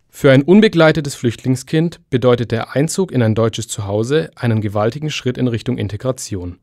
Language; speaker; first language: German; native; German